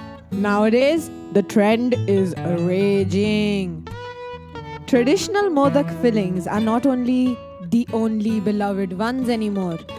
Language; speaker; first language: English; non-native, local second language; Marathi